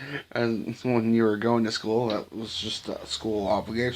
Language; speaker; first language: English; native; English